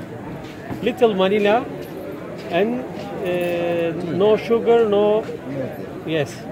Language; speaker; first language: English; non-native, learner; Turkish